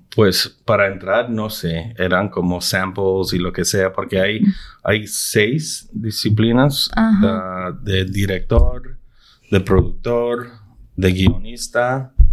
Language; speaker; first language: Spanish; early bilingual, heritage; Spanish